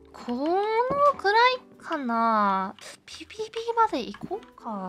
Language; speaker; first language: Japanese; non-native, learner; English